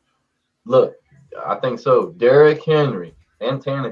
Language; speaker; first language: English; native; English